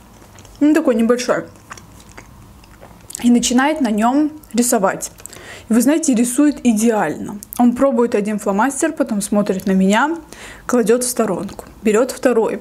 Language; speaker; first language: Russian; native; Russian